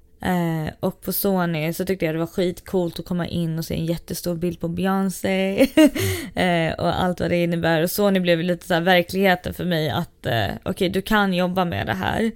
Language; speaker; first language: Swedish; native; Swedish